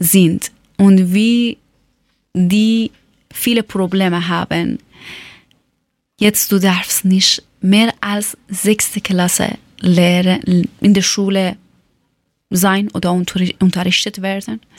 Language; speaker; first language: German; non-native, learner; Persian